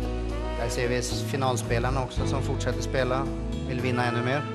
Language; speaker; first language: Swedish; native; Swedish